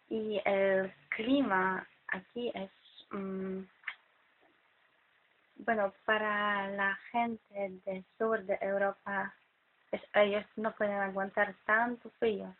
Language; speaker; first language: Spanish; non-native, fluent; Polish